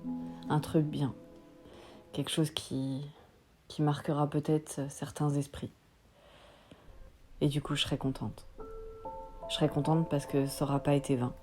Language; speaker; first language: French; native; French